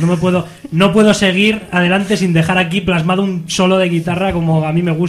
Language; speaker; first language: Spanish; native; Spanish